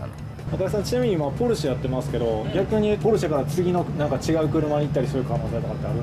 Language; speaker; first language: Japanese; native; Japanese